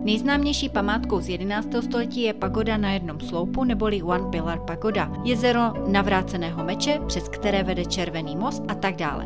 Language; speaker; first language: Czech; native; Czech